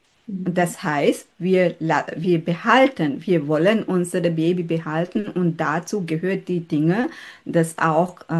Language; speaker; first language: German; non-native, fluent; Sinhala